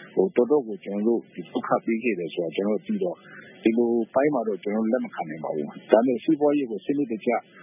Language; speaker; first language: Burmese; non-native, local second language; Kachin